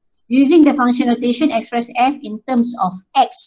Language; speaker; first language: English; non-native, local second language; Malay